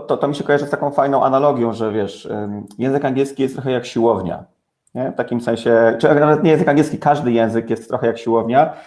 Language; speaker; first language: Polish; native; Polish